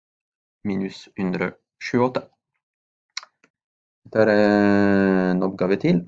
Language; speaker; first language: Norwegian; non-native, fluent; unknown